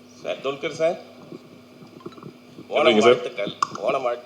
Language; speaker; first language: Tamil; native; Tamil